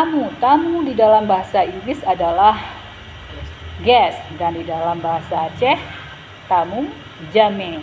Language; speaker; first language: Indonesian; non-native, local second language; Achinese